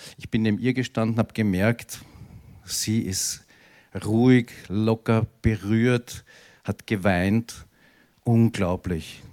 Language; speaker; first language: German; native; German